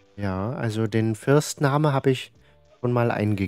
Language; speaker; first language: German; native; German